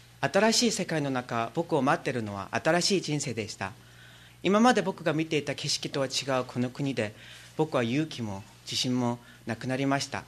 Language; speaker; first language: Japanese; non-native, learner; Korean